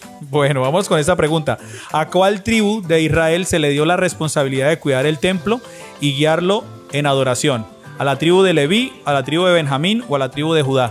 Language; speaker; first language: Spanish; native; Spanish